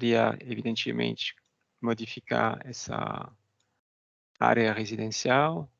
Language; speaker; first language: Portuguese; non-native, fluent; French